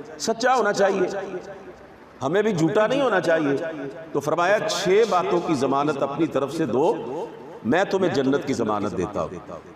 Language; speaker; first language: Urdu; non-native, local second language; Punjabi